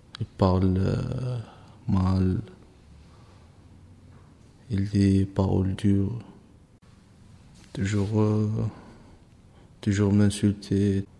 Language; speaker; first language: French; non-native, learner; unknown